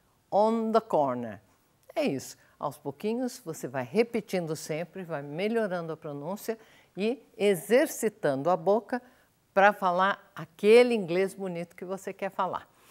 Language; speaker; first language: Portuguese; native; Portuguese